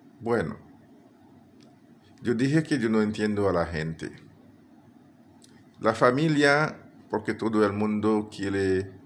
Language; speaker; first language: Spanish; non-native, fluent; Haitian Creole